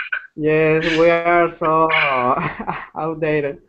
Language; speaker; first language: English; non-native, learner; Spanish